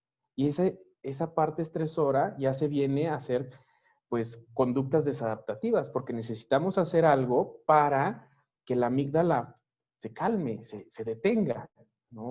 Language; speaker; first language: Spanish; native; Spanish